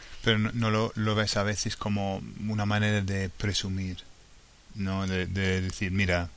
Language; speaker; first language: Spanish; non-native, fluent; English